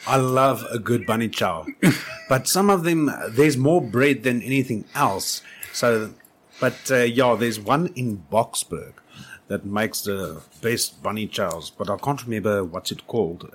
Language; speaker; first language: English; non-native, local second language; Afrikaans